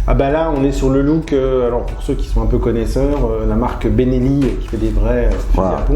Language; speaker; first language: French; native; French